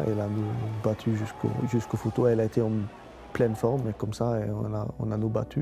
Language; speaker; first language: French; non-native, fluent; Swedish